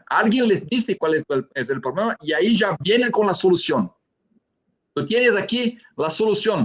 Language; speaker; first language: Spanish; non-native, fluent; Portuguese